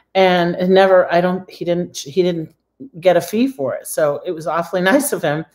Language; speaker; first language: English; native; English